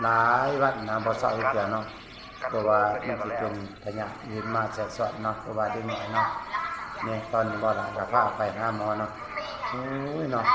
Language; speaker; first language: Thai; non-native, local second language; Northeastern Thai